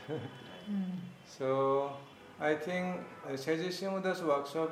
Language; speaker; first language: English; non-native, local second language; Kok Borok